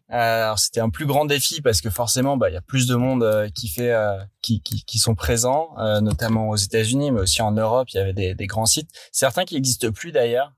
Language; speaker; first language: French; native; French